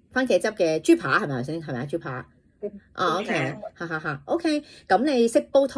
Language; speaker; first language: Cantonese; native; Cantonese